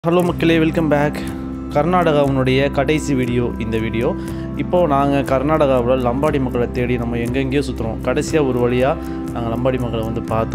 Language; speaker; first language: Tamil; native; Tamil